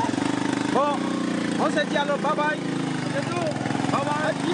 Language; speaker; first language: French; native; French